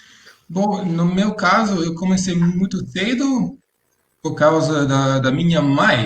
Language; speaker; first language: Portuguese; non-native, fluent; English